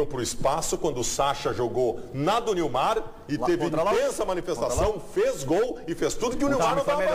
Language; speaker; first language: Portuguese; native; Portuguese